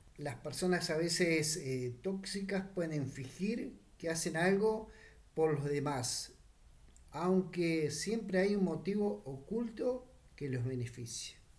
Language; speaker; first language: Spanish; native; Spanish